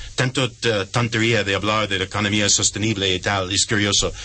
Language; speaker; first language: Spanish; non-native, fluent; English